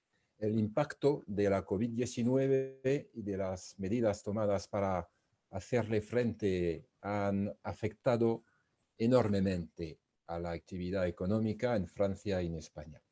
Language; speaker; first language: Spanish; non-native, fluent; French